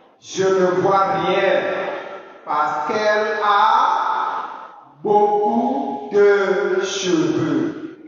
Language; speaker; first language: French; non-native, fluent; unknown